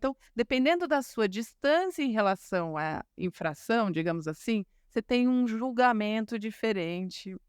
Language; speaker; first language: Portuguese; native; Portuguese